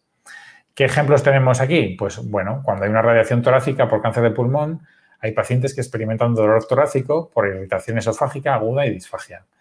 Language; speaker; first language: Spanish; native; Spanish